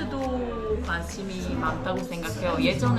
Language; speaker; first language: Korean; non-native, learner; Bulgarian